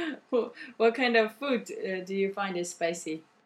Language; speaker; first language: English; non-native, fluent; Korean